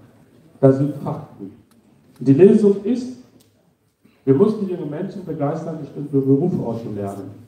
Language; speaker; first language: German; non-native, fluent; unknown